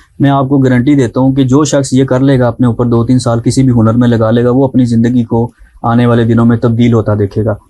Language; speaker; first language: Urdu; non-native, local second language; Pahari-Potwari